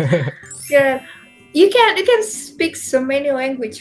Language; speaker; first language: English; non-native, learner; Indonesian